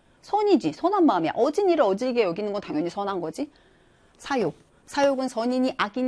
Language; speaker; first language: Korean; native; Korean